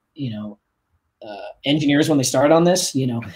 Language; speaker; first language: English; native; English